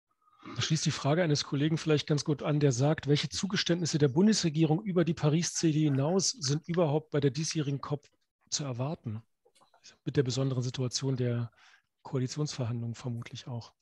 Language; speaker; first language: German; native; German